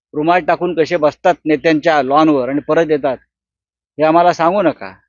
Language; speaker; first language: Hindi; non-native, local second language; Marathi